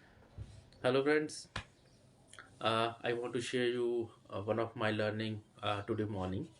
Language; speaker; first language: English; non-native, local second language; Hindi